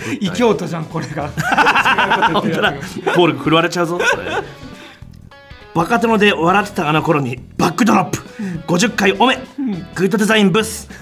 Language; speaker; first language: Japanese; native; Japanese